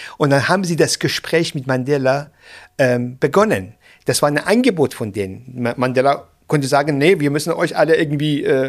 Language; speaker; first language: German; non-native, fluent; Persian